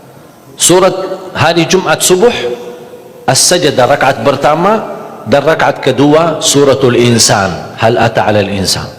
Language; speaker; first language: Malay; non-native, fluent; Arabic